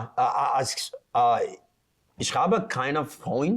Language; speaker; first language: German; non-native, learner; Portuguese